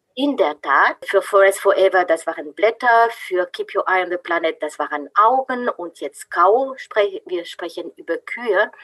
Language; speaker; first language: German; non-native, fluent; French